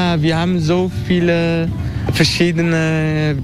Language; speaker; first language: German; non-native, fluent; Turkish